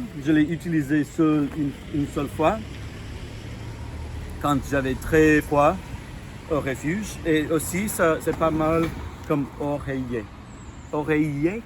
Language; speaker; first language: French; non-native, fluent; English